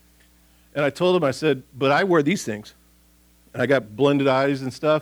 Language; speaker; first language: English; native; English